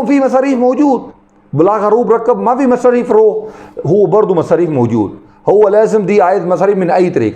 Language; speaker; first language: Arabic; non-native, learner; Urdu